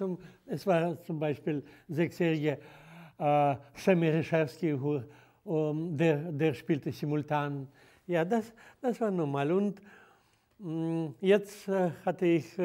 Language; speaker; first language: German; non-native, fluent; Russian